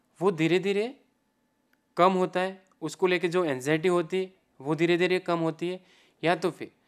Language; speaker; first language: Hindi; non-native, local second language; Gujarati